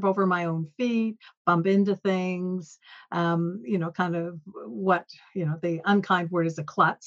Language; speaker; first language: English; native; English